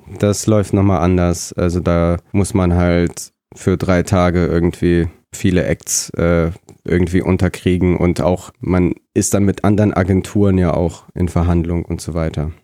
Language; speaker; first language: German; early bilingual, other home language; Russian